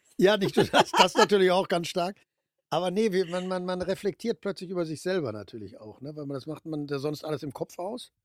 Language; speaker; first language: German; native; German